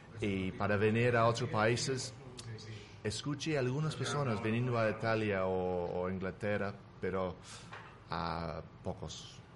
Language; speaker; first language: Spanish; non-native, fluent; English